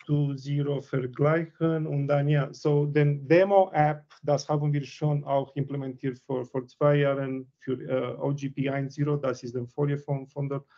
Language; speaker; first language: German; non-native, learner; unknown